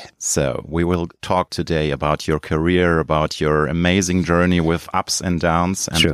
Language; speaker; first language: English; non-native, fluent; German